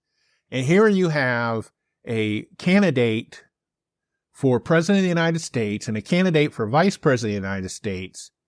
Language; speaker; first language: English; native; English